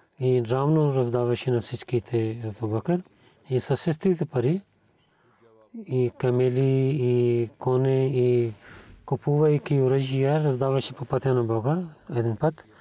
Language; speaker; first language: Bulgarian; non-native, learner; Urdu